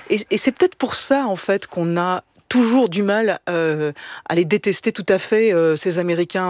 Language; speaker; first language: French; native; French